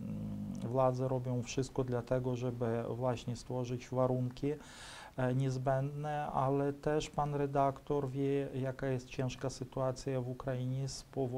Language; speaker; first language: Polish; non-native, fluent; Ukrainian